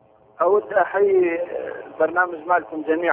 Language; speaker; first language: Arabic; non-native, learner; Persian